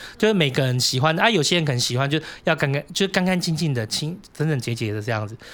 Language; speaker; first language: Chinese; native; Chinese